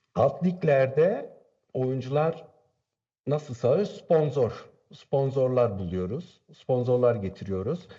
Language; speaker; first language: Turkish; native; Turkish